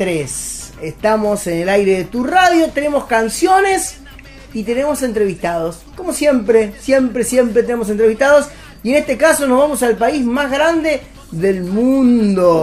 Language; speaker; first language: Spanish; native; Spanish